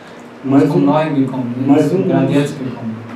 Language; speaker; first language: German; non-native, fluent; Portuguese